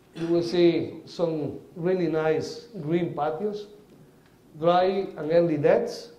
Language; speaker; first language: English; non-native, fluent; Spanish